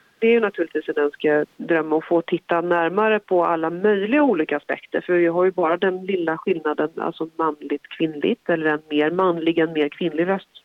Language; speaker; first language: Swedish; native; Swedish